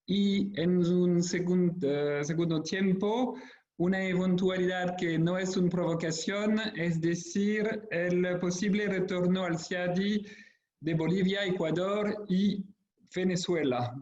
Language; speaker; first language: Spanish; non-native, fluent; French